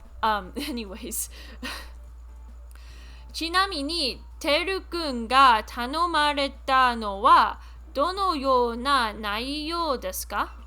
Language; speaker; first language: Japanese; non-native, learner; English